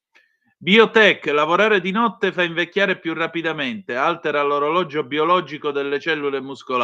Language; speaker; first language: Italian; native; Italian